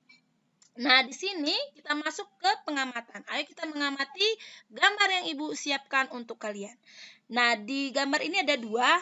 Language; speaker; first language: Indonesian; native; Indonesian